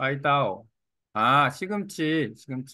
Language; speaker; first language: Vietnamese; non-native, learner; Korean